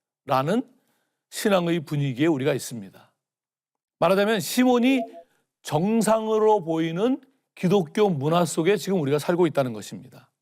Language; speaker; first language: Korean; native; Korean